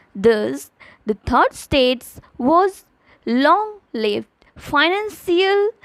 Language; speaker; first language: English; non-native, local second language; Gujarati